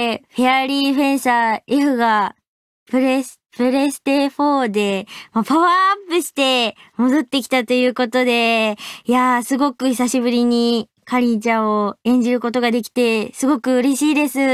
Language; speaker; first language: Japanese; native; Japanese